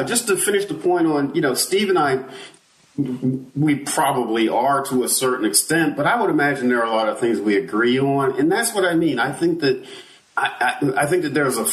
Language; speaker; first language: English; native; English